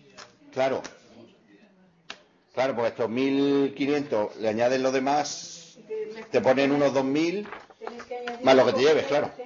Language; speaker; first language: Spanish; native; Spanish